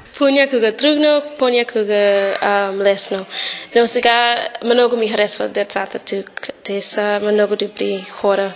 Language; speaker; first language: Bulgarian; non-native, learner; English